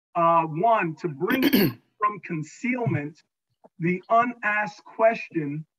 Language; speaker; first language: English; native; English